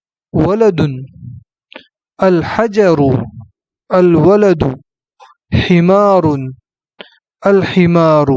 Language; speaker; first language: Arabic; non-native, fluent; Urdu